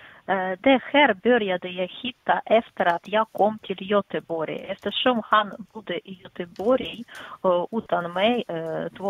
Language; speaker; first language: Swedish; non-native, fluent; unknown